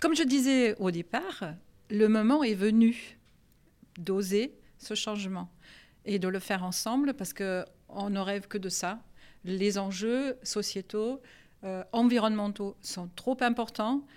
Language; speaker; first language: French; non-native, fluent; German